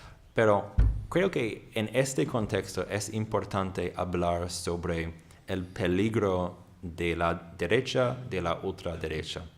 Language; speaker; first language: Spanish; non-native, fluent; English